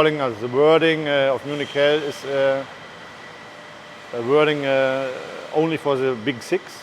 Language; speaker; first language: English; non-native, learner; German